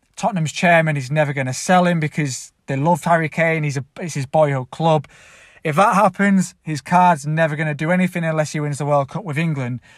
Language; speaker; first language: English; native; English